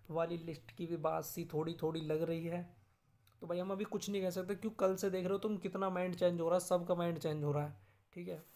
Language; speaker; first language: Hindi; native; Hindi